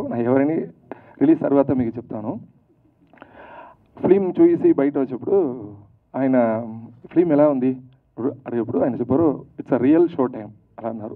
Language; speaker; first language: Telugu; non-native, local second language; Tamil